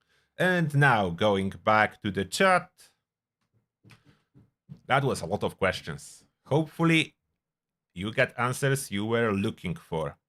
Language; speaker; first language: English; non-native, fluent; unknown